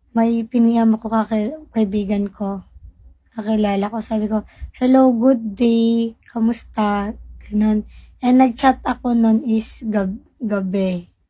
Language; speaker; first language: Filipino; non-native, local second language; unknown